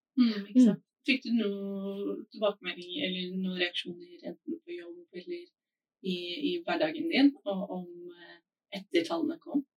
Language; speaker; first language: Norwegian; non-native, fluent; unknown